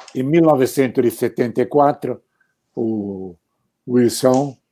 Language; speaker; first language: Portuguese; non-native, fluent; Italian